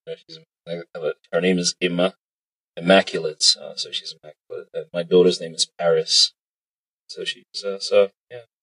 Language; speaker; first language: English; native; English